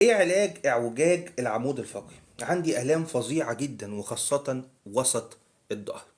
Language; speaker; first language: Arabic; native; Arabic